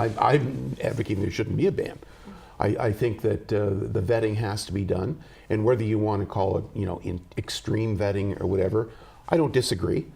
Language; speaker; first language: English; native; English